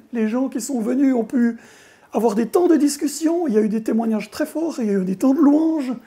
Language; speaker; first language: French; native; French